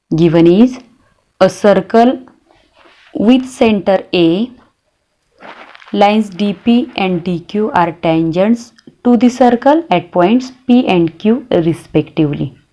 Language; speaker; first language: English; non-native, local second language; Marathi